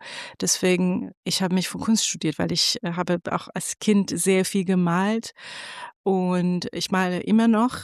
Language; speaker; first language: German; non-native, fluent; Persian